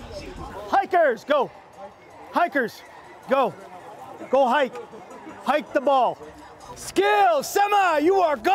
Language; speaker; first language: English; native; English